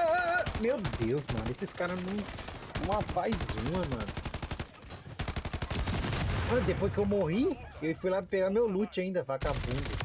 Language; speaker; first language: Portuguese; native; Portuguese